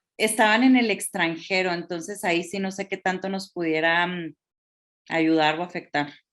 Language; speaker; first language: Spanish; native; Spanish